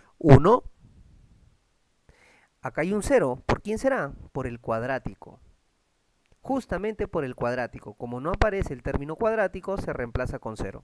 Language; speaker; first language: Spanish; native; Spanish